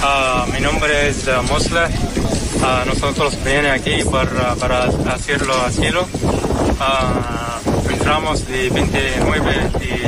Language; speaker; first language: Spanish; non-native, learner; Arabic